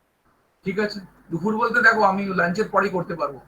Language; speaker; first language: Bangla; native; Bangla